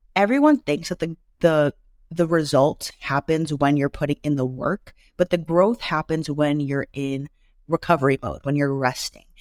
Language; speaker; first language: English; native; English